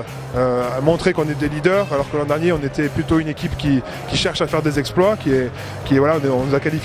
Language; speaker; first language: French; native; French